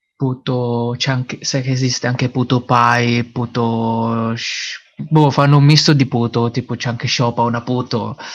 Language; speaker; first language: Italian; early bilingual, other home language; Filipino